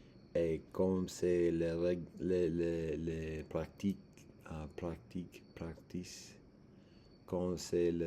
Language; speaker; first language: French; non-native, learner; English